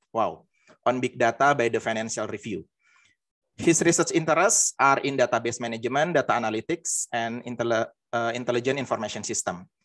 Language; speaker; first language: English; non-native, fluent; Indonesian